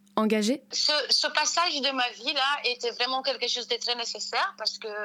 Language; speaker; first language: French; non-native, fluent; Portuguese